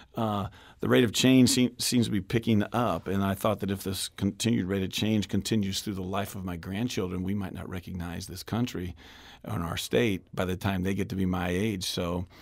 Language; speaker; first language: English; native; English